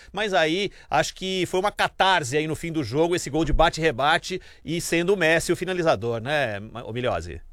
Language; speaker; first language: Portuguese; native; Portuguese